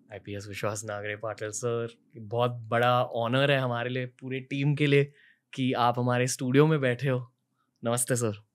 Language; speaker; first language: Hindi; native; Hindi